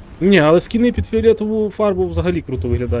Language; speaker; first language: Ukrainian; native; Ukrainian